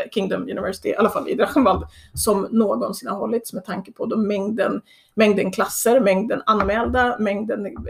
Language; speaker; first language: Swedish; native; Swedish